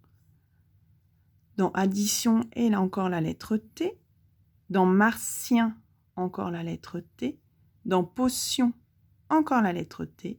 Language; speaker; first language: French; native; French